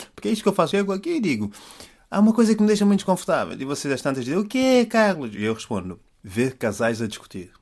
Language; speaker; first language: Portuguese; native; Portuguese